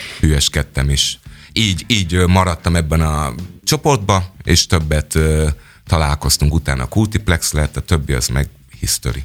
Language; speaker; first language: Hungarian; non-native, fluent; English